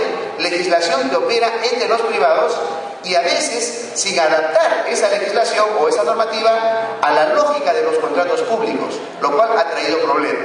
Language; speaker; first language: Spanish; native; Spanish